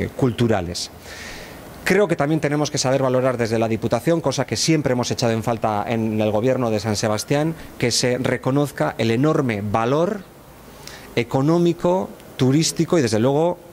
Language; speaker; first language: Spanish; native; Spanish